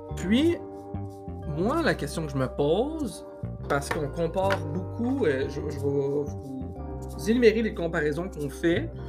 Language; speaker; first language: French; native; French